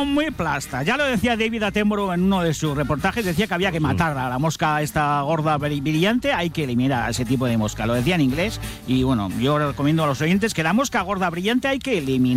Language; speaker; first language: Spanish; native; Spanish